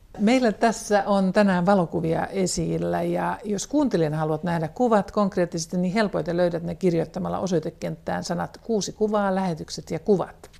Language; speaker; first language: Finnish; native; Finnish